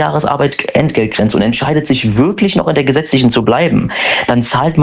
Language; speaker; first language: German; native; German